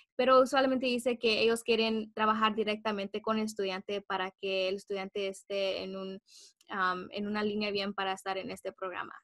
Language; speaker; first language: Spanish; early bilingual, heritage; Spanish